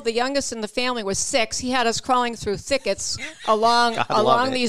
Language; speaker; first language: English; native; English